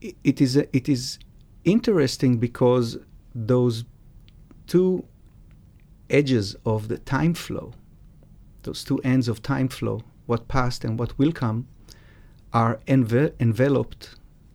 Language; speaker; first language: English; non-native, fluent; Hebrew